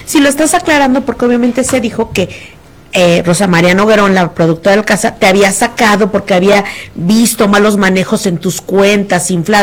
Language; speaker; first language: Spanish; native; Spanish